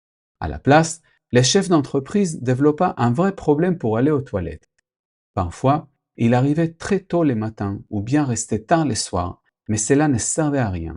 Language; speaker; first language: French; non-native, fluent; Spanish